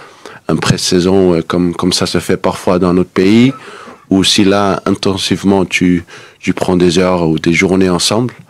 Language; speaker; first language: French; non-native, fluent; Danish